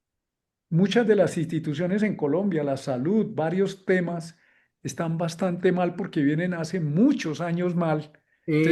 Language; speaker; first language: Spanish; native; Spanish